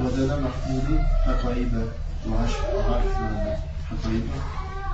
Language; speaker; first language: Arabic; non-native, learner; French